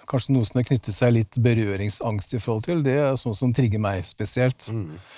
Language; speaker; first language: Norwegian; native; Norwegian